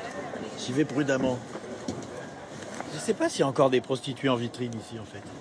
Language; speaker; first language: French; native; French